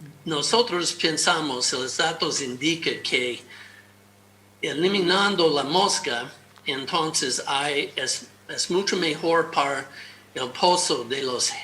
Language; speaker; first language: Spanish; non-native, fluent; English